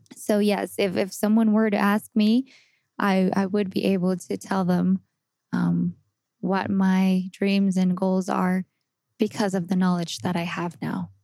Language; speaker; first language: English; non-native, fluent; Spanish